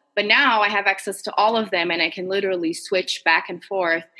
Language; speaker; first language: English; non-native, fluent; Portuguese